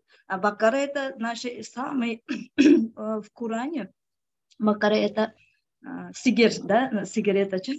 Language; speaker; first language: Russian; non-native, local second language; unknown